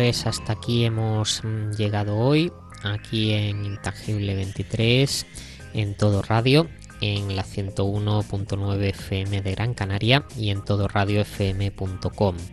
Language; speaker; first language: Spanish; native; Spanish